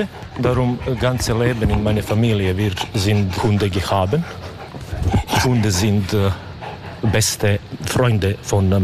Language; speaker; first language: German; non-native, learner; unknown